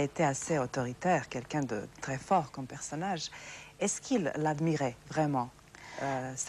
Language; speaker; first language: French; non-native, fluent; Serbian